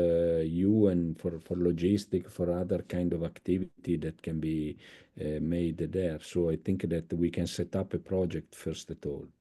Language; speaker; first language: English; non-native, fluent; Italian